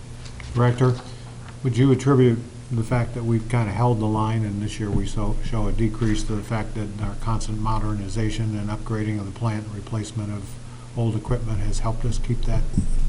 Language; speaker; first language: English; native; English